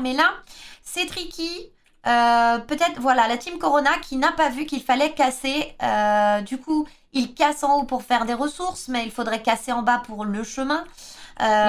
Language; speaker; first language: French; native; French